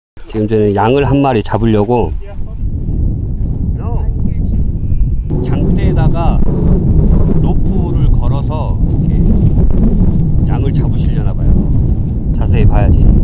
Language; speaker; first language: Korean; native; Korean